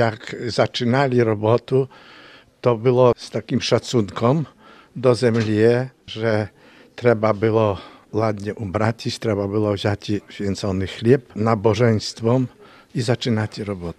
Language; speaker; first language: Polish; non-native, local second language; Ukrainian